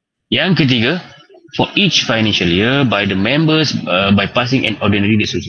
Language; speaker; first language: English; non-native, local second language; Malay